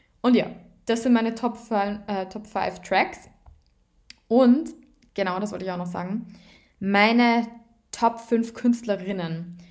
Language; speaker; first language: German; native; German